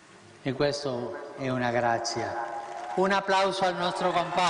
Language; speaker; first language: Italian; non-native, fluent; Spanish